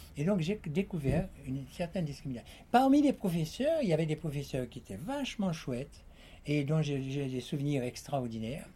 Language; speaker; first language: French; native; French